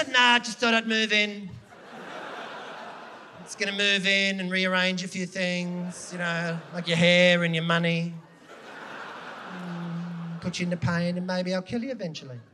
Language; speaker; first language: English; native; English